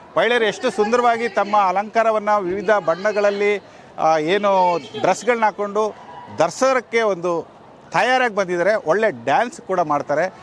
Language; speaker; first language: Kannada; non-native, local second language; Kodava